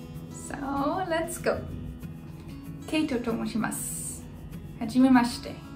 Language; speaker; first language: English; non-native, fluent; German